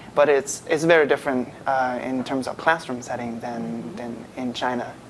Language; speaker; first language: English; non-native, fluent; Chinese